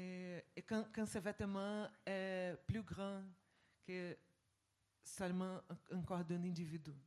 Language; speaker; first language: French; non-native, fluent; Portuguese